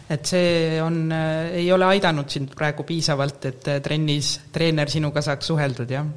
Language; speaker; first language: Estonian; native; Estonian